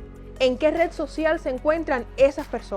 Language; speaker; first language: Spanish; native; Spanish